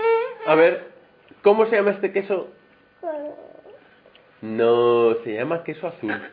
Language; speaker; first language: Spanish; native; Spanish